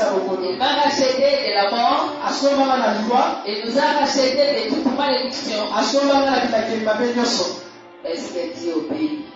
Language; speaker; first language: French; non-native, local second language; Lingala